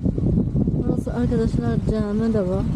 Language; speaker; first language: Turkish; non-native, learner; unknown